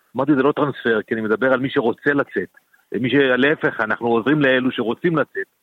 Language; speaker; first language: Hebrew; native; Hebrew